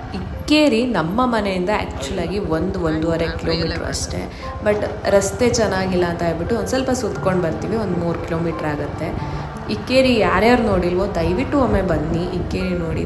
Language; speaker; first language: Kannada; native; Kannada